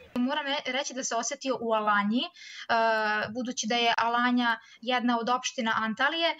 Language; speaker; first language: Serbian; native; Serbian